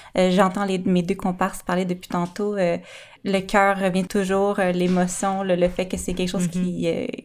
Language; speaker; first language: French; native; French